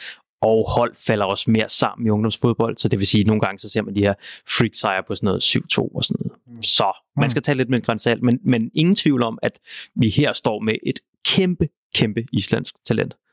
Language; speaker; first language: Danish; native; Danish